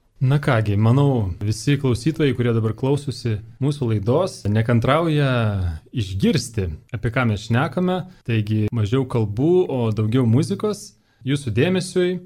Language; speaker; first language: Lithuanian; native; Lithuanian